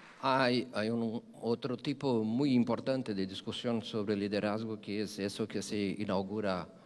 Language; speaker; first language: Spanish; non-native, fluent; Portuguese